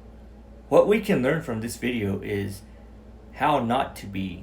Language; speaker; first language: English; native; English